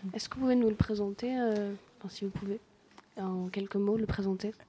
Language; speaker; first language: French; native; French